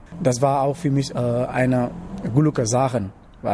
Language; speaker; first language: German; non-native, learner; Wolof